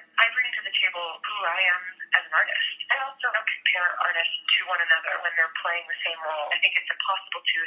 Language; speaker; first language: English; native; English